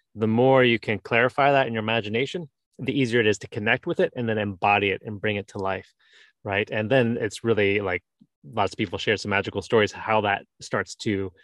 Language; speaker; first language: English; native; English